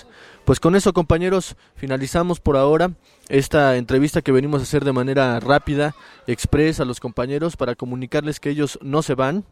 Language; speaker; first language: Spanish; native; Spanish